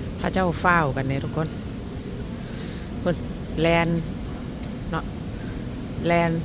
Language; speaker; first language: Thai; non-native, local second language; Northeastern Thai